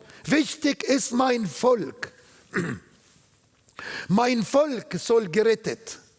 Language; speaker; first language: German; non-native, learner; Arabic